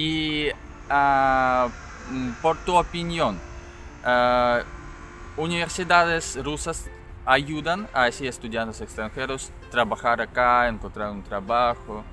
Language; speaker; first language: Spanish; non-native, learner; Russian